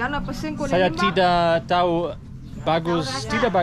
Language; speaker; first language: Indonesian; non-native, learner; German